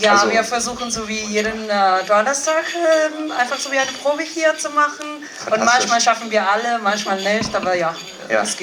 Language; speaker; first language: German; non-native, fluent; Galician